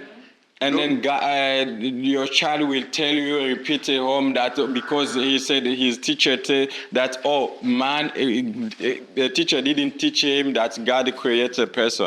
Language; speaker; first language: English; non-native, fluent; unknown